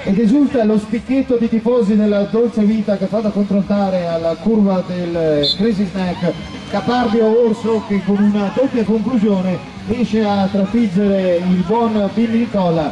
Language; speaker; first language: Italian; native; Italian